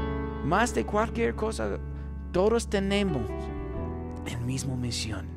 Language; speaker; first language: Spanish; non-native, fluent; English